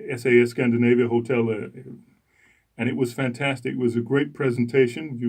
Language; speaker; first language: English; non-native, fluent; Danish